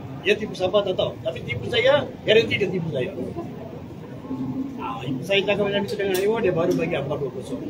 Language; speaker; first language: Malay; non-native, local second language; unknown